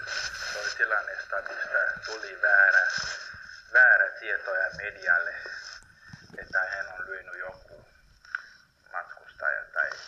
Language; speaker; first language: Finnish; non-native, fluent; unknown